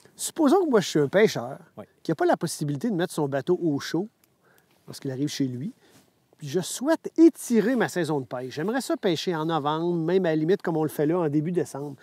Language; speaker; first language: French; native; French